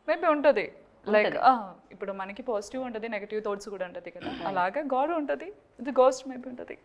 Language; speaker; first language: Telugu; non-native, learner; Malayalam